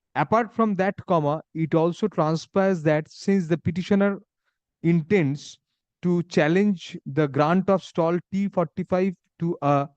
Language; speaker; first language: English; non-native, local second language; Bangla